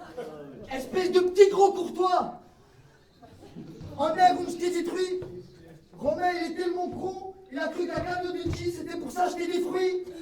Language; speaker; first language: French; native; French